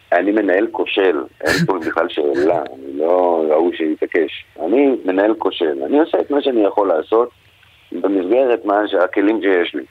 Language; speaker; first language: Hebrew; native; Hebrew